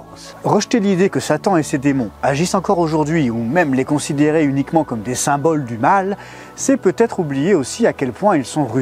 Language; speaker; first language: French; native; French